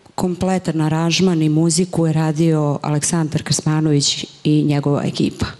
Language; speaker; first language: Serbian; native; Serbian